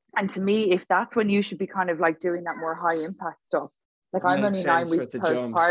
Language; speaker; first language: English; native; English